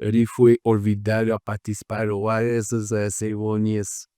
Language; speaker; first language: Portuguese; non-native, fluent; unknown